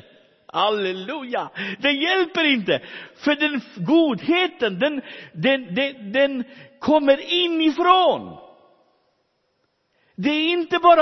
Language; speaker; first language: Swedish; non-native, fluent; Romany